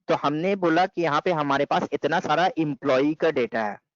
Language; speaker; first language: Hindi; non-native, local second language; Bangla